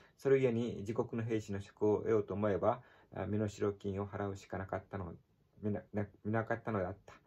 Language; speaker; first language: Japanese; native; Japanese